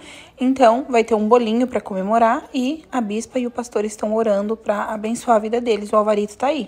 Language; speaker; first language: Portuguese; native; Portuguese